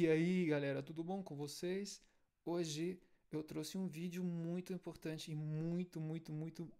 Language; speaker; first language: Portuguese; non-native, fluent; German